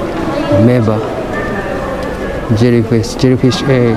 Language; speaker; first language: English; non-native, learner; Japanese